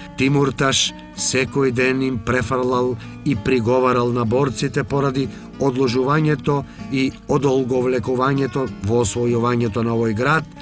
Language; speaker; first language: Macedonian; native; Macedonian